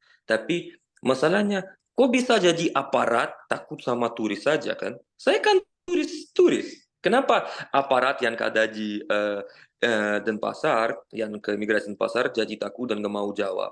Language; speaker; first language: Indonesian; non-native, fluent; Russian